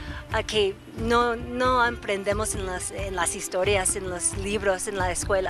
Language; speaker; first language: Spanish; native; Spanish